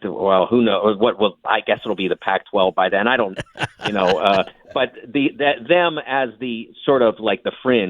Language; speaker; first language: English; native; English